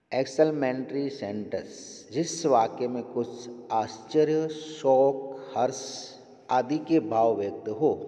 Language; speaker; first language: Hindi; non-native, local second language; Gujarati